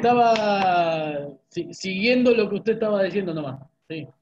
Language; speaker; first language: Spanish; native; Spanish